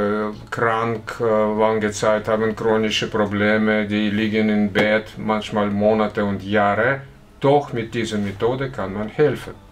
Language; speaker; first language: German; non-native, fluent; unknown